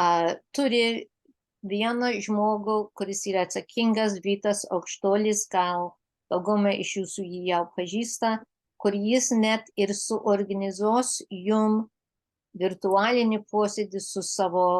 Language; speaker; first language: Lithuanian; early bilingual, heritage; Lithuanian